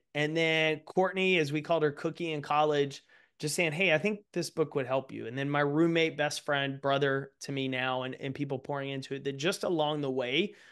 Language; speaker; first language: English; native; English